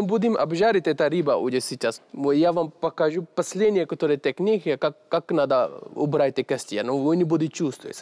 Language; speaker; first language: Russian; non-native, learner; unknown